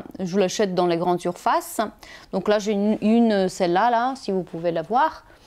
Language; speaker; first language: French; non-native, fluent; Bulgarian